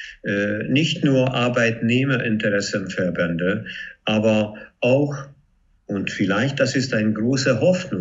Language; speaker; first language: German; non-native, fluent; Hungarian